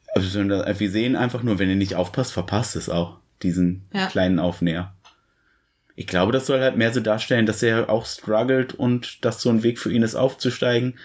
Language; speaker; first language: German; native; German